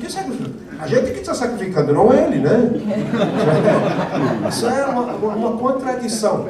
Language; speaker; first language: Portuguese; non-native, fluent; Arabic